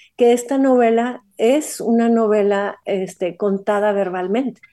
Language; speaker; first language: Spanish; native; Spanish